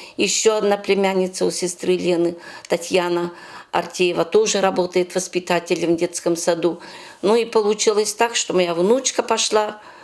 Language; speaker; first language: Russian; non-native, local second language; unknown